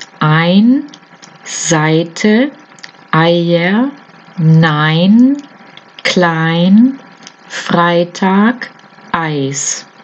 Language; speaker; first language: German; non-native, fluent; Spanish